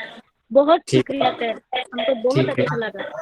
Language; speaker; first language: Hindi; non-native, local second language; Bangla